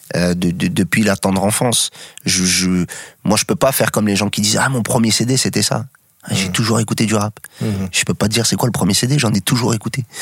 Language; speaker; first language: French; native; French